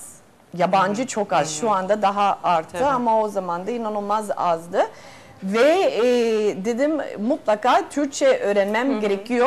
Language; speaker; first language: Turkish; non-native, fluent; Spanish